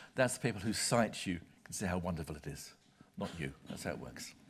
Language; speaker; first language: English; native; English